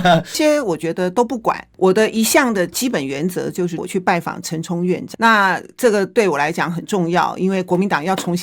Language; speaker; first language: Chinese; native; Chinese